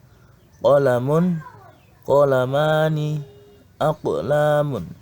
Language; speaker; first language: Arabic; non-native, fluent; Indonesian